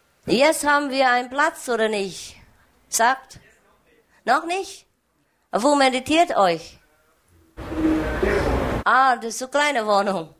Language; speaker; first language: German; non-native, fluent; Vietnamese